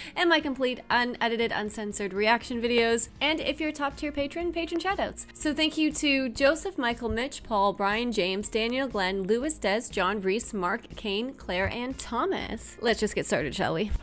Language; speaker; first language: English; native; English